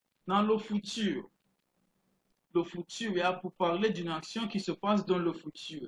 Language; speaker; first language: French; non-native, fluent; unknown